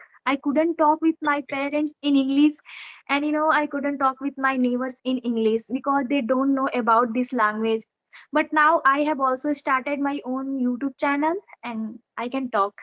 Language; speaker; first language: English; non-native, learner; Odia